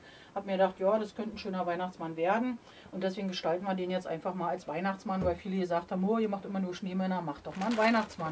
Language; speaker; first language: German; native; German